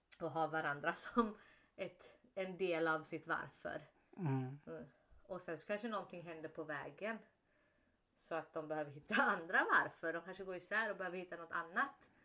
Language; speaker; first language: Swedish; native; Swedish